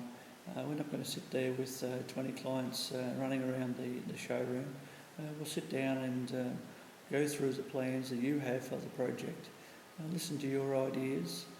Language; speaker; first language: English; native; English